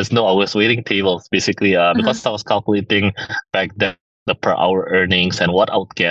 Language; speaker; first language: English; early bilingual, other home language; Indonesian